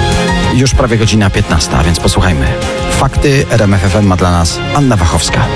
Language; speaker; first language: Polish; native; Polish